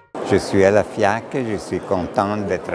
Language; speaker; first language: French; non-native, learner; Italian